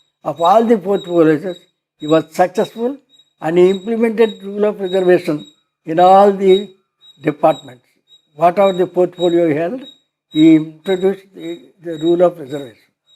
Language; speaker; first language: English; non-native, local second language; Telugu